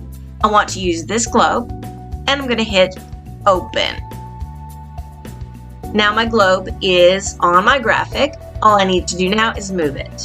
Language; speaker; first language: English; native; English